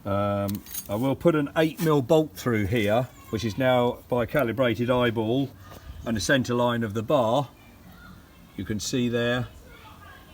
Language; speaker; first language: English; native; English